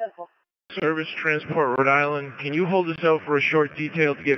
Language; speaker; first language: English; native; English